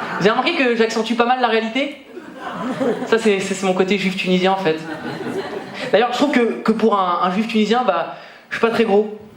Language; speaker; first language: French; native; French